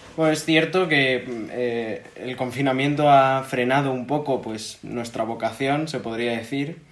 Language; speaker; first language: Spanish; native; Spanish